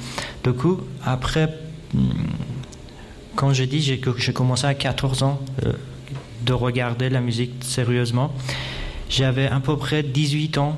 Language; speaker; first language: French; non-native, fluent; Persian